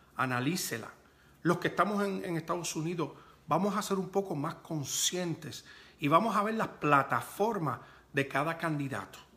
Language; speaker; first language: Spanish; early bilingual, heritage; Spanish